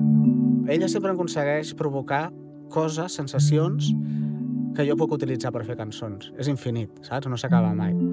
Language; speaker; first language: Catalan; native; Catalan